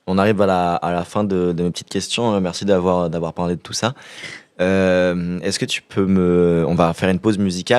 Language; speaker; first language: French; native; French